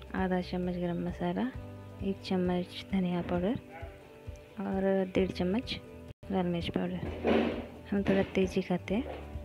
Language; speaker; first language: Hindi; non-native, local second language; Marathi